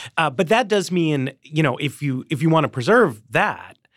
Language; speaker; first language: English; native; English